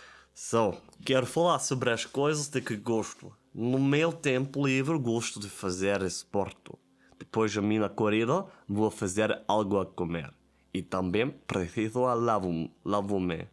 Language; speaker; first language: Portuguese; non-native, learner; Italian